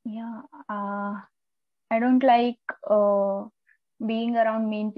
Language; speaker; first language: English; non-native, local second language; Marathi